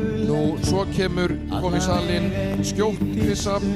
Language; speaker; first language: Icelandic; native; Icelandic